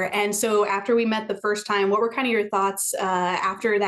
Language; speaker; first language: English; native; English